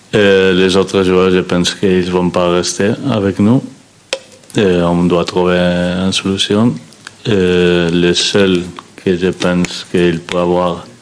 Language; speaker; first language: French; non-native, fluent; Spanish